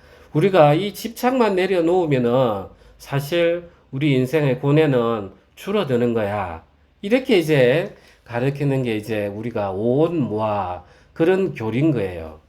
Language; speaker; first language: Korean; native; Korean